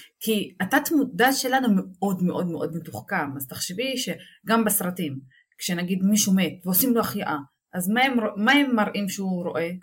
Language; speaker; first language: Hebrew; non-native, local second language; Arabic